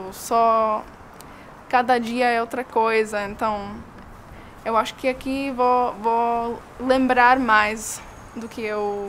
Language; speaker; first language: Portuguese; non-native, fluent; Spanish